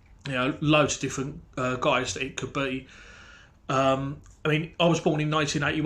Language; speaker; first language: English; native; English